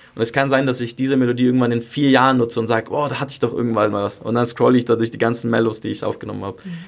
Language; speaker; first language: German; early bilingual, other home language; Greek